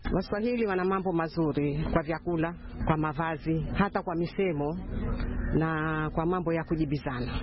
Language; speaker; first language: Swahili; native; Swahili